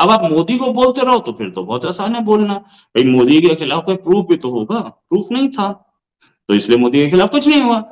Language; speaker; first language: Hindi; native; Hindi